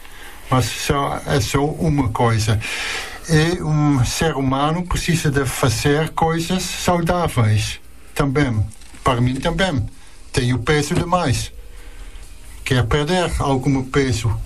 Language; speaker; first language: Portuguese; non-native, learner; Dutch